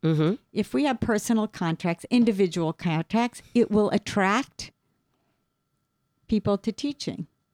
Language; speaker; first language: English; native; English